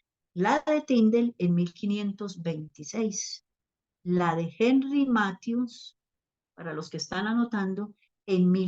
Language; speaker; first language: Spanish; native; Spanish